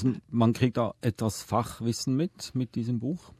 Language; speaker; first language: German; native; German